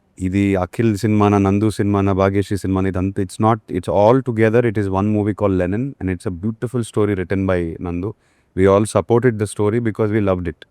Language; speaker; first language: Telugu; native; Telugu